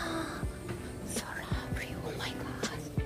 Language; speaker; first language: English; non-native, learner; Japanese